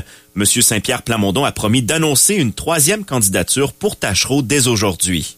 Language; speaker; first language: French; native; French